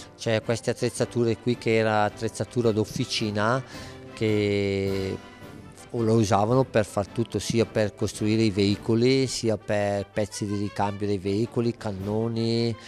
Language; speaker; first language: Italian; native; Italian